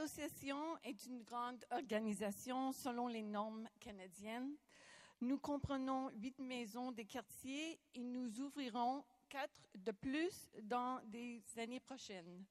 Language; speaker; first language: French; non-native, local second language; English